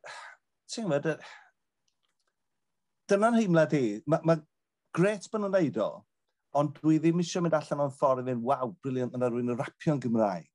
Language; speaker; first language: Welsh; native; Welsh